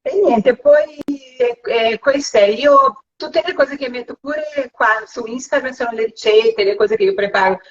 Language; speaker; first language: Italian; non-native, fluent; Portuguese